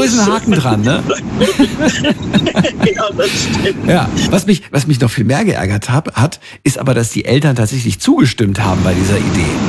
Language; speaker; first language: German; native; German